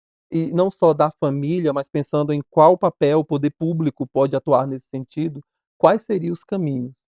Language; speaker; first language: Portuguese; native; Portuguese